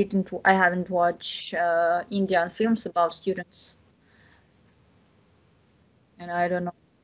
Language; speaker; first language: English; non-native, learner; Bashkir